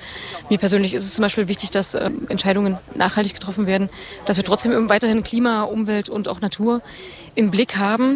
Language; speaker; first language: German; native; German